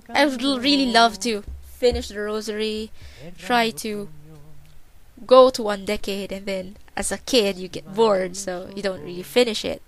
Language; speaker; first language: English; non-native, local second language; Filipino